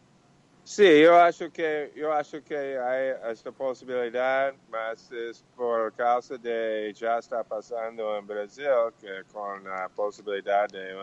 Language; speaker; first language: Portuguese; non-native, learner; Spanish